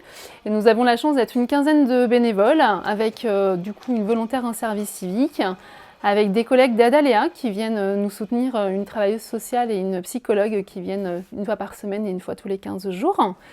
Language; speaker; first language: French; native; French